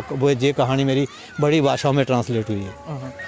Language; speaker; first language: Hindi; native; Hindi